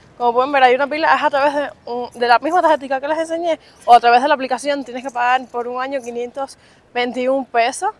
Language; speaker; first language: Spanish; native; Spanish